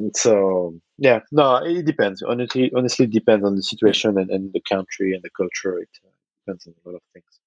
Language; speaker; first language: English; non-native, fluent; French